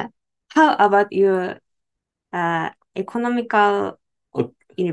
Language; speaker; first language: English; non-native, learner; Japanese